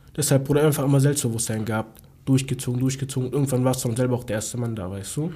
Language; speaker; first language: German; early bilingual, other home language; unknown